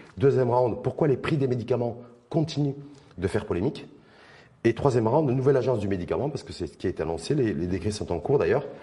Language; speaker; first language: French; non-native, local second language; Arabic